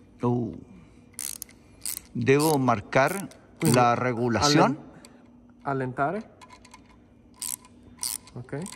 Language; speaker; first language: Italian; non-native, learner; Spanish